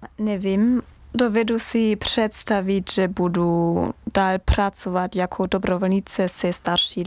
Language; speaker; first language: Czech; non-native, learner; German